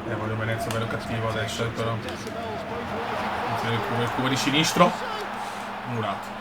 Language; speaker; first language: Italian; native; Italian